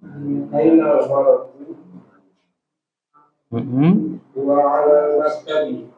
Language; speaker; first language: Arabic; non-native, learner; Indonesian